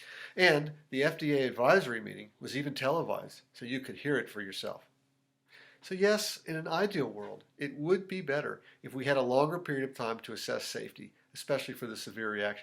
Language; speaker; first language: English; native; English